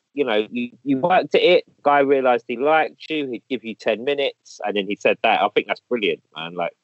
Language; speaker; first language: English; native; English